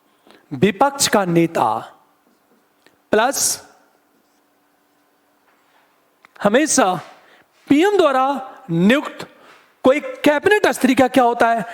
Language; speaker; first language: Hindi; native; Hindi